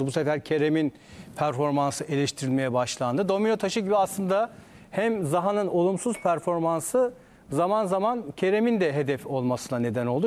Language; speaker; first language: Turkish; native; Turkish